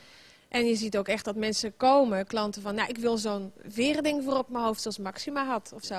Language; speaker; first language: Dutch; native; Dutch